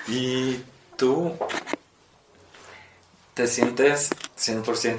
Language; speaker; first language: Spanish; non-native, fluent; Polish